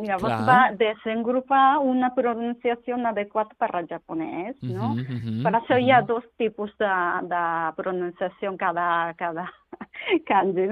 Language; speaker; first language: Catalan; non-native, learner; Japanese